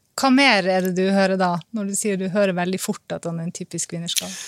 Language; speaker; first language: Norwegian; native; Norwegian